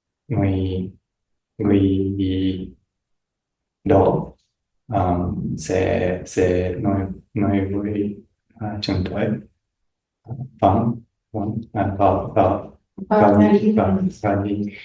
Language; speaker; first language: Vietnamese; non-native, learner; English